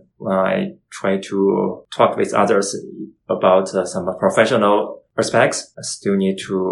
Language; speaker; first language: English; non-native, learner; Chinese